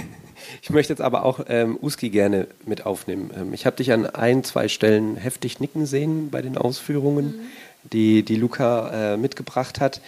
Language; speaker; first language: German; native; German